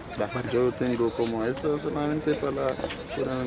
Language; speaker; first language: Spanish; non-native, learner; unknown